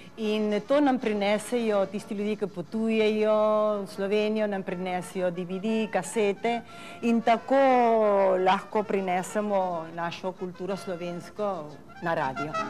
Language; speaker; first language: Slovenian; early bilingual, heritage; Slovenian